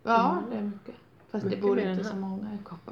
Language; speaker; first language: Swedish; non-native, local second language; Finnish